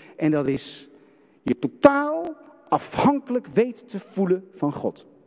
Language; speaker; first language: Dutch; native; Dutch